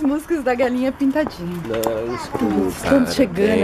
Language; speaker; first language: Portuguese; native; Portuguese